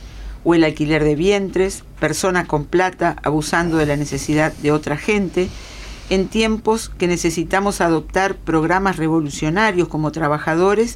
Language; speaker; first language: Spanish; native; Spanish